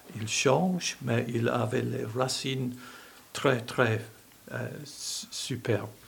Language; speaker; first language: French; non-native, learner; English